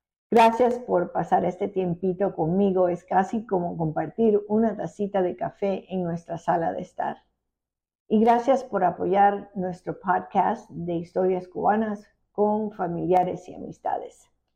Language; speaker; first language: Spanish; early bilingual, heritage; Spanish